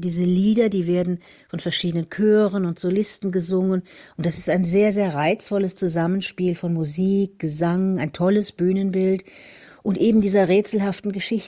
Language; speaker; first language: German; native; German